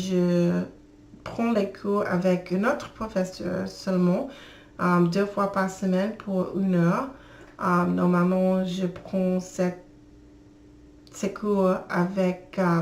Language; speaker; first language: French; non-native, learner; English